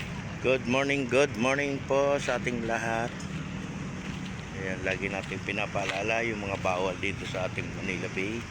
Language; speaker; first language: Filipino; native; Filipino